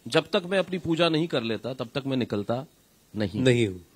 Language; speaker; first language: Hindi; native; Hindi